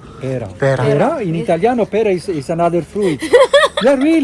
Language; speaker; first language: English; non-native, learner; Italian